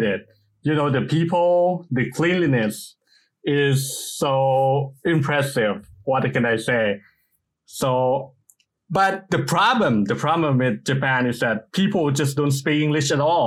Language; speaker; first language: English; non-native, fluent; Thai